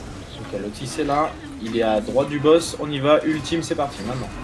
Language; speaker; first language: French; native; French